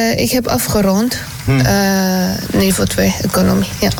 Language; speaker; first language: Dutch; non-native, learner; Arabic